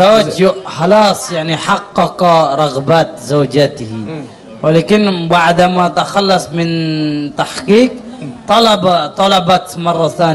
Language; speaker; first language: Arabic; non-native, learner; Indonesian